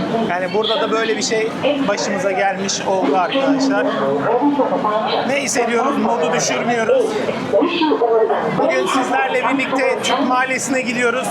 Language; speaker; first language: Turkish; native; Turkish